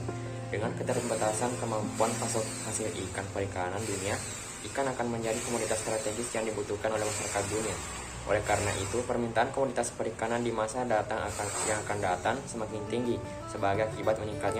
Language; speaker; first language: Indonesian; native; Indonesian